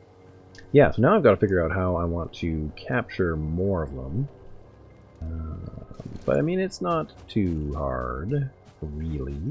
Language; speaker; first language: English; native; English